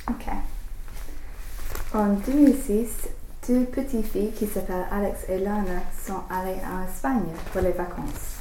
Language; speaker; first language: French; non-native, learner; English